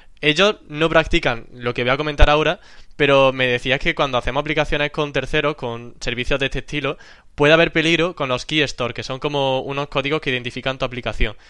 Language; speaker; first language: Spanish; native; Spanish